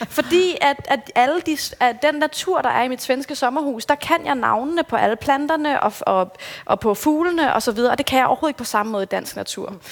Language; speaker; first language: Danish; native; Danish